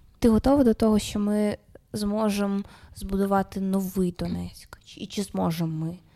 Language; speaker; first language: Ukrainian; non-native, local second language; Russian